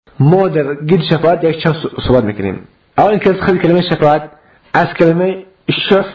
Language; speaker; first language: Persian; native; Persian